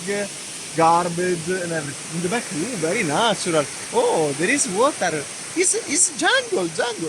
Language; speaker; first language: English; non-native, learner; Italian